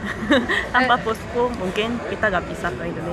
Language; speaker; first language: Indonesian; non-native, fluent; Korean